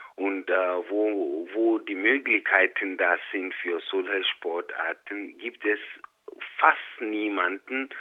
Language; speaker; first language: German; non-native, fluent; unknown